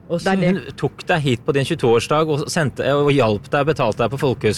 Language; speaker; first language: Norwegian; native; Norwegian